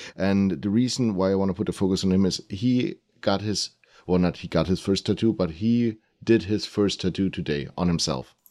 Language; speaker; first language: English; early bilingual, other home language; German